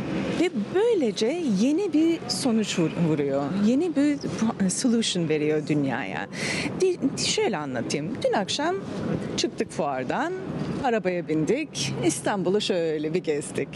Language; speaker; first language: Turkish; early bilingual, heritage; Turkish